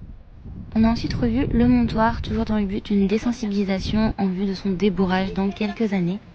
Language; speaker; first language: French; native; French